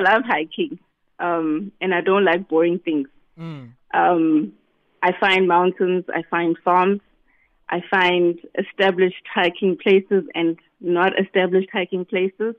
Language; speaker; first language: English; non-native, local second language; Southern Sotho